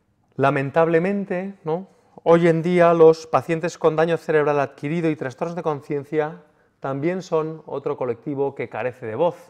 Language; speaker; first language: Spanish; native; Spanish